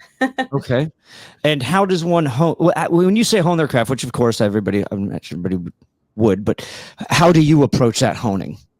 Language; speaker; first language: English; native; English